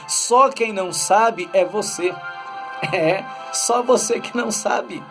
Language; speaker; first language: Portuguese; native; Portuguese